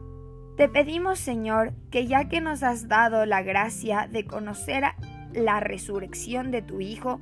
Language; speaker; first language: Spanish; native; Spanish